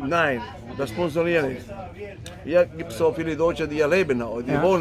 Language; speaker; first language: German; non-native, learner; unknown